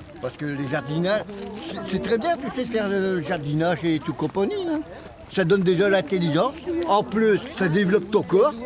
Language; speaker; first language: French; native; French